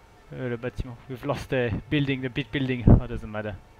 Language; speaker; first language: English; non-native, fluent; French